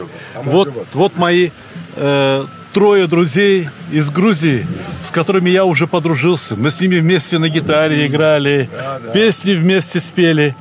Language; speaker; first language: Russian; native; Russian